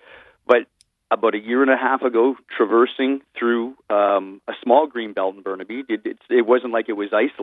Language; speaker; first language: English; native; English